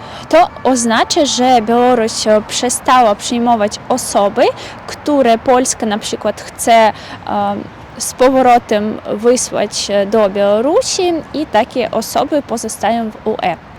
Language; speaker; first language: Polish; non-native, fluent; Russian